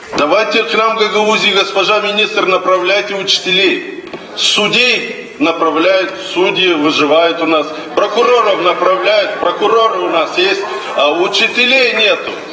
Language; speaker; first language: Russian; non-native, local second language; Gagauz